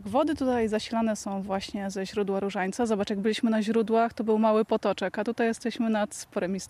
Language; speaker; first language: Polish; native; Polish